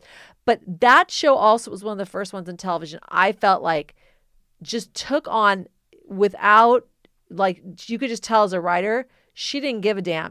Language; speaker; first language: English; native; English